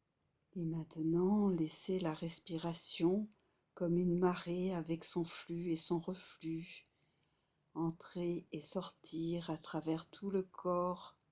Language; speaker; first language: French; native; French